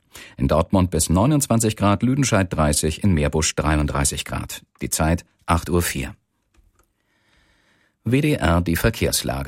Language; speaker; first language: German; native; German